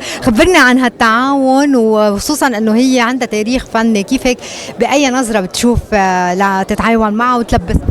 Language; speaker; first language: Arabic; native; Arabic